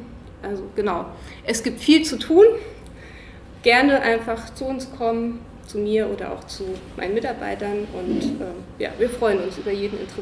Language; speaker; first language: German; native; German